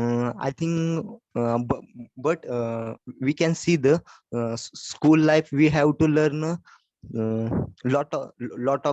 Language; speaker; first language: English; non-native, learner; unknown